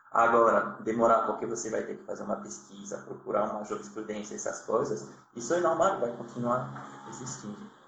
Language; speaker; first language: Portuguese; non-native, fluent; French